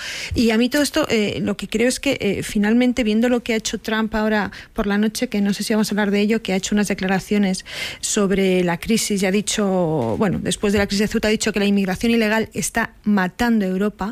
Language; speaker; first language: Spanish; native; Spanish